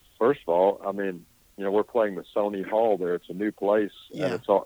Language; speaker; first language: English; native; English